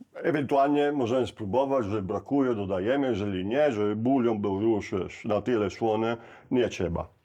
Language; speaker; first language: Polish; non-native, learner; Italian